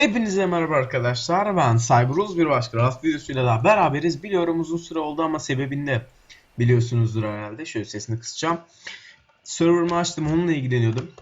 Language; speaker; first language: Turkish; native; Turkish